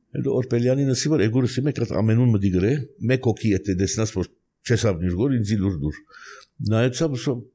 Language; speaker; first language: Armenian; early bilingual, heritage; Armenian